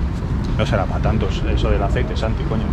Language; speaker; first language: Spanish; native; Spanish